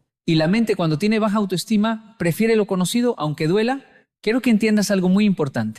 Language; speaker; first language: Spanish; native; Spanish